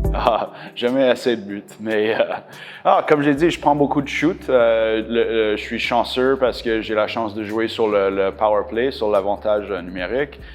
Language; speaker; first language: French; non-native, local second language; English